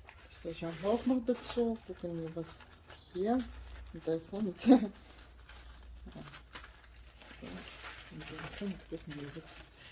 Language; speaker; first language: German; non-native, learner; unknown